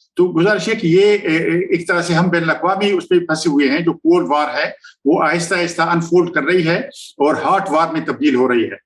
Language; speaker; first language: Urdu; non-native, local second language; Pashto